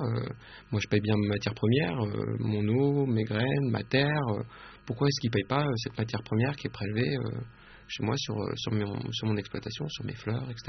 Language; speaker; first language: French; native; French